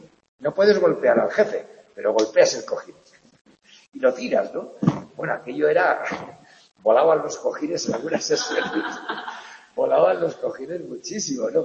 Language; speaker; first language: Spanish; native; Spanish